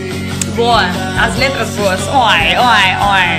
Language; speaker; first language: Portuguese; non-native, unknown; Russian